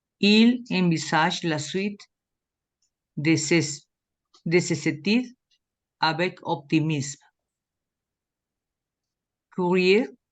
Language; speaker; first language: French; non-native, learner; Spanish